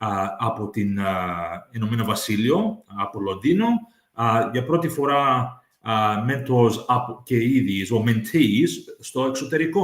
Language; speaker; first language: Greek; early bilingual, heritage; English